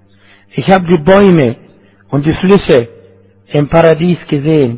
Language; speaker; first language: German; non-native, fluent; Arabic